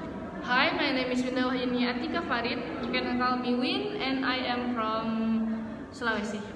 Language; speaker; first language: English; non-native, learner; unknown